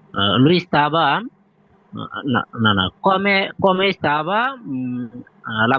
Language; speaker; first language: Italian; non-native, learner; Bangla